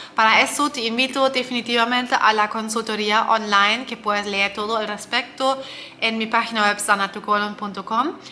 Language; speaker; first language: Spanish; non-native, fluent; German